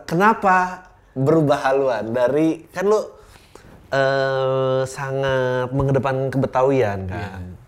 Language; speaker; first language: Indonesian; native; Indonesian